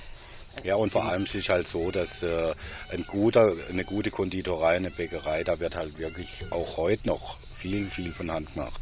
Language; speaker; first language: German; native; German